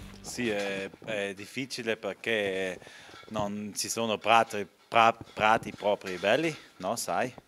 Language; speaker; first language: Italian; non-native, local second language; German